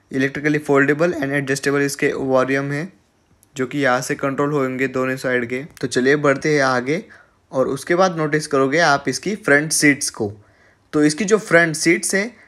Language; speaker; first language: Hindi; native; Hindi